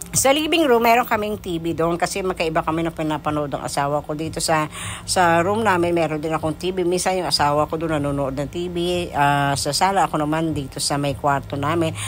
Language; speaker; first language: Filipino; non-native, local second language; Hiligaynon